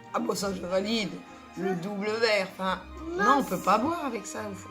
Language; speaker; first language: French; native; French